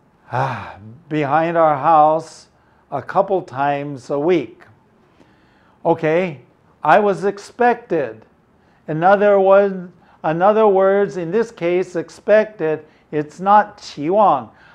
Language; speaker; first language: English; native; English